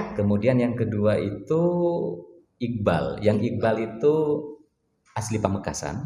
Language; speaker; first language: Indonesian; non-native, local second language; Madurese